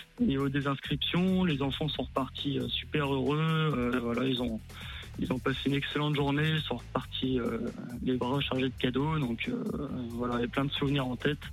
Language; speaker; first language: French; native; French